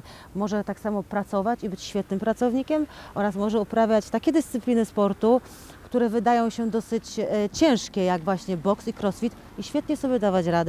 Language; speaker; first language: Polish; native; Polish